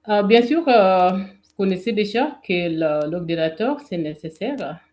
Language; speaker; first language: French; non-native, fluent; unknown